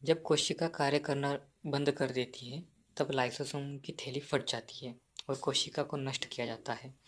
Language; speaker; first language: Hindi; non-native, local second language; Marathi